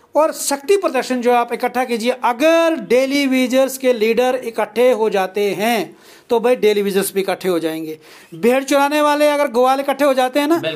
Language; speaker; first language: Hindi; non-native, local second language; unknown